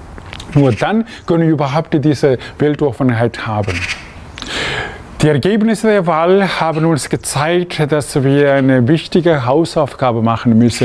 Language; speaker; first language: German; non-native, fluent; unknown